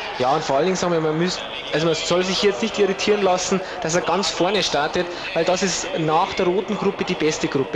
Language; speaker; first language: German; native; German